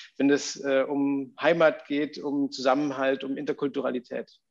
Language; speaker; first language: German; native; German